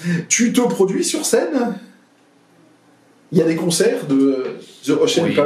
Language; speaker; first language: French; native; French